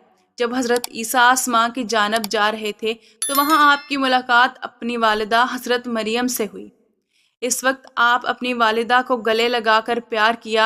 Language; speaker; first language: Urdu; native; Urdu